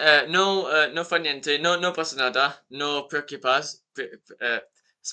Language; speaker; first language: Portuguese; non-native, learner; English